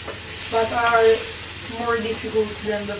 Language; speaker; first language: English; non-native, learner; Italian